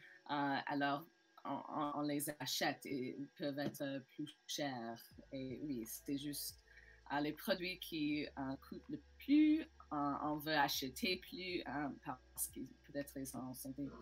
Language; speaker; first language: French; non-native, local second language; English